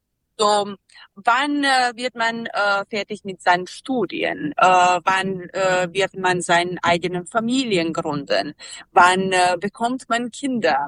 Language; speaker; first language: German; non-native, fluent; Serbian